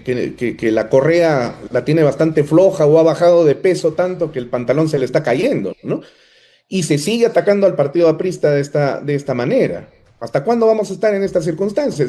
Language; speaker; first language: Spanish; native; Spanish